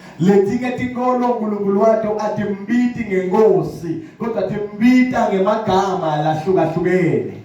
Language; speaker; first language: Zulu; non-native, local second language; Swati